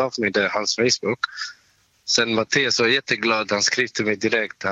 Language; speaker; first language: Swedish; non-native, learner; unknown